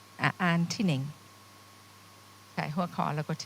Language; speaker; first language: Thai; non-native, fluent; English